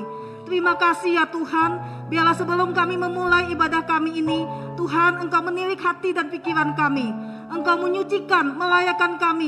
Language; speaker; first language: Malay; native; Malay